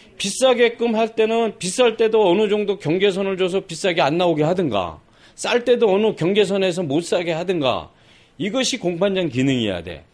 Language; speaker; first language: Korean; native; Korean